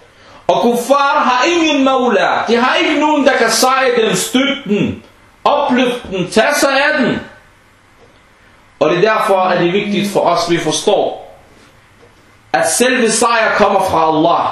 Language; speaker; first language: Danish; non-native, fluent; Arabic